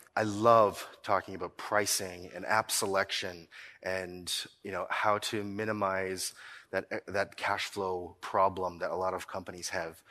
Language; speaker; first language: English; native; English